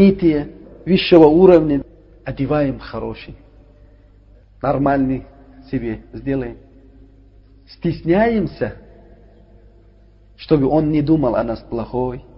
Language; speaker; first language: Russian; non-native, learner; Uzbek